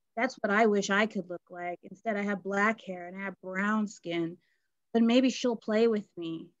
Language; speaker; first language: English; native; English